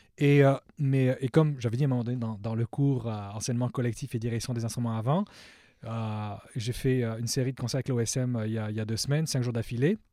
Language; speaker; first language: French; native; French